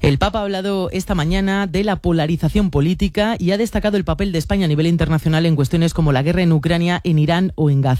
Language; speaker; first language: Spanish; native; Spanish